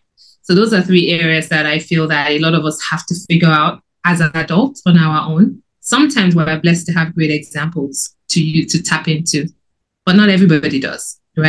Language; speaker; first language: English; non-native, local second language; Yoruba